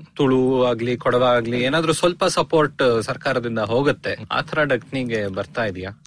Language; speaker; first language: Kannada; native; Kannada